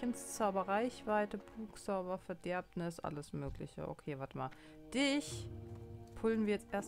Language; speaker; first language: German; native; German